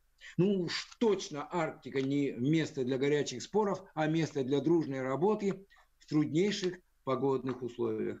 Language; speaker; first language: Russian; native; Russian